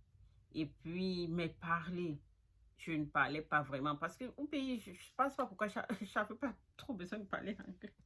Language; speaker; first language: French; non-native, local second language; Fula